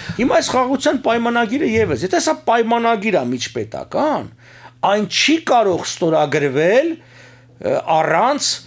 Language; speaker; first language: Armenian; native; Armenian